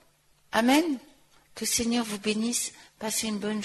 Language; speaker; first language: French; native; French